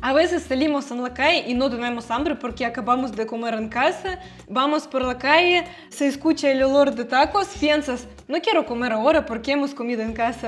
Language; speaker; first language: Spanish; non-native, fluent; Russian